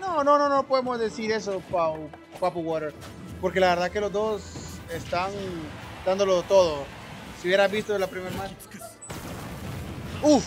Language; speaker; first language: Spanish; native; Spanish